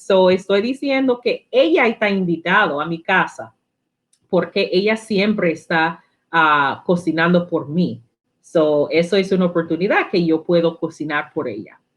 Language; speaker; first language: Spanish; non-native, learner; English